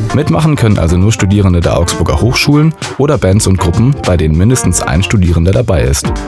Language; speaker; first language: German; native; German